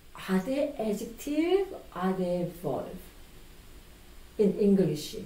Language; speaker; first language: English; non-native, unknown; Korean